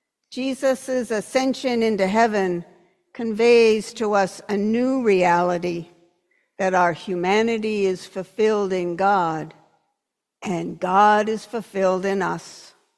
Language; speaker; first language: English; native; English